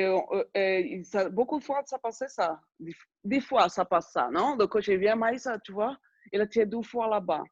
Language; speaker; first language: French; non-native, fluent; Portuguese